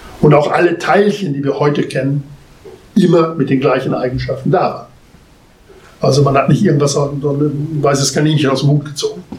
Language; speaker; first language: German; native; German